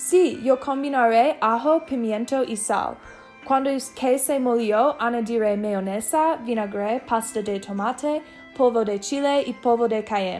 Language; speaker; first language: Spanish; non-native, learner; English